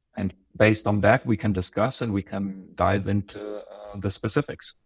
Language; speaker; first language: English; non-native, fluent; Bosnian